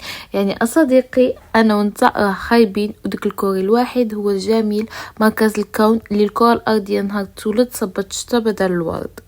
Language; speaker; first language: Arabic; native; Arabic